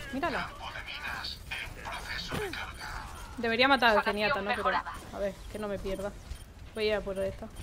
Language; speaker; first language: Spanish; native; Spanish